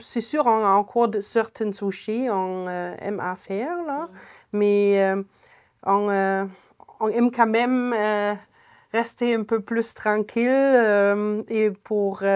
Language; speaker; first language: French; non-native, fluent; German